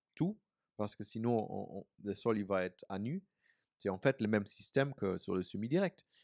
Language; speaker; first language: French; non-native, fluent; German